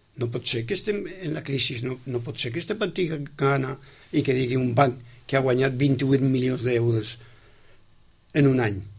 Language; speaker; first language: Catalan; non-native, local second language; Spanish